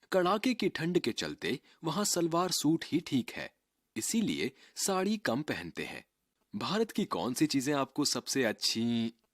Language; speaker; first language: Hindi; native; Hindi